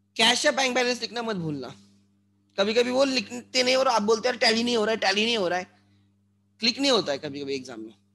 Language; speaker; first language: Hindi; non-native, local second language; Marathi